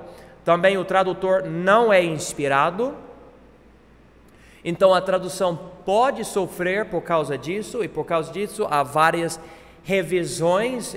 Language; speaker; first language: Portuguese; non-native, fluent; English